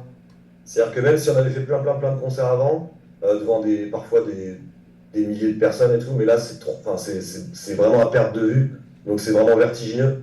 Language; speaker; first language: French; native; French